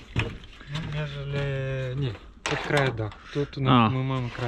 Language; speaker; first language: Polish; non-native, learner; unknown